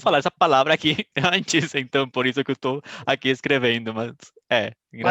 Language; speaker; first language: Portuguese; non-native, fluent; Spanish